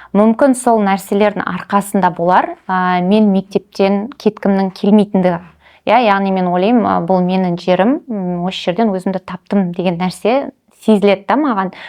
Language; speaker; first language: Kazakh; non-native, local second language; Russian